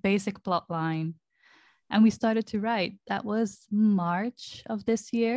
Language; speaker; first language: English; non-native, fluent; Dutch